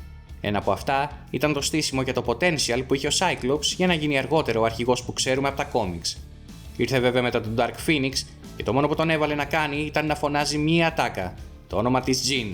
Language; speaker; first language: Greek; native; Greek